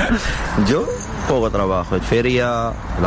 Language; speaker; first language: Spanish; non-native, learner; Arabic